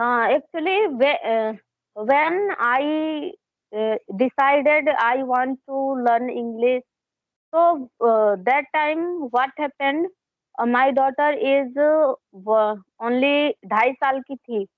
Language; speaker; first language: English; non-native, learner; Hindi